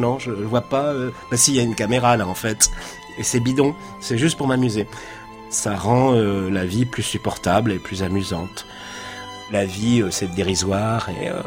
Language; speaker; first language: French; native; French